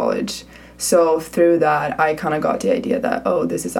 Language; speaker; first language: English; non-native, fluent; Swedish